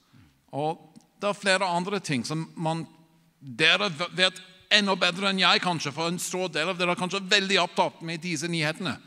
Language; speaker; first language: Norwegian; non-native, fluent; English